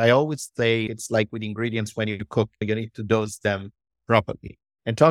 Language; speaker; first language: English; non-native, fluent; Italian